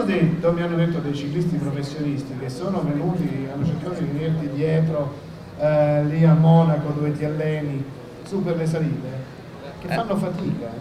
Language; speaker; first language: Italian; native; Italian